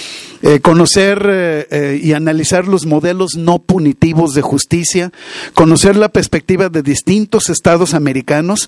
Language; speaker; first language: Spanish; native; Spanish